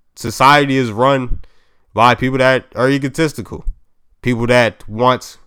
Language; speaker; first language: English; native; English